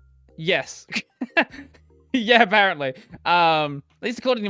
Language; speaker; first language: English; native; English